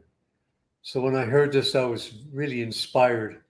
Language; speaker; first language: English; native; English